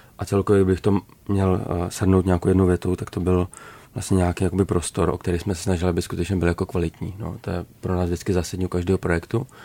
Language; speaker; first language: Czech; native; Czech